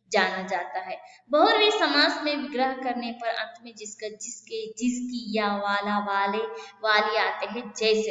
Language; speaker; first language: Hindi; non-native, local second language; Kannada